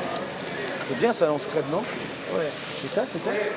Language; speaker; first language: French; native; French